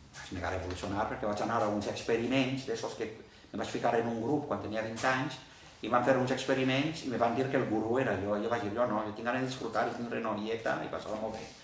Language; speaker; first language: Catalan; early bilingual, heritage; Catalan